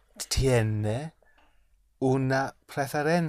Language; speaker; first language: Spanish; non-native, learner; English